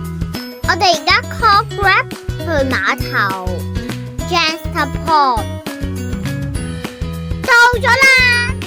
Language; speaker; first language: Chinese; native; Chinese